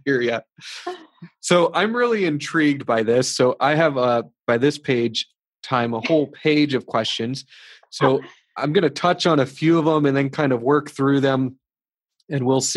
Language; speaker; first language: English; native; English